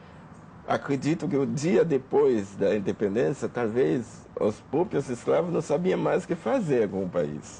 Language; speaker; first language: Portuguese; non-native, fluent; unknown